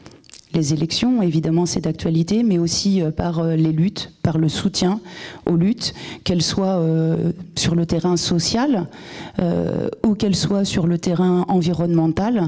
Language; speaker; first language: French; native; French